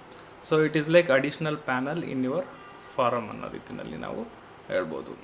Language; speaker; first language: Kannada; native; Kannada